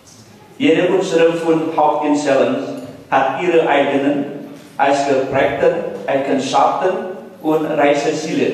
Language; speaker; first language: German; non-native, learner; Indonesian